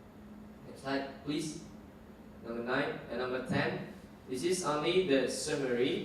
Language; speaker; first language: English; non-native, learner; Indonesian